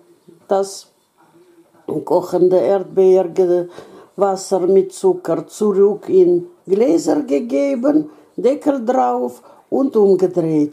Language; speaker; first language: German; non-native, local second language; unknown